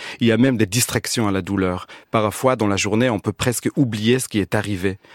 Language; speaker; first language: French; non-native, fluent; Hebrew